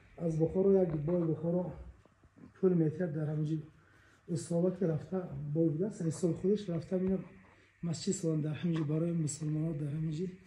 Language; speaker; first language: Persian; native; Persian